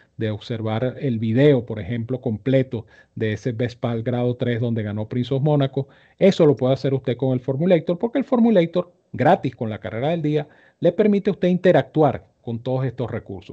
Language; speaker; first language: Spanish; native; Spanish